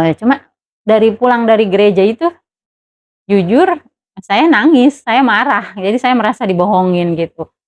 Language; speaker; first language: Indonesian; non-native, local second language; Sundanese